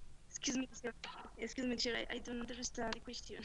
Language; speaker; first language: English; non-native, learner; Spanish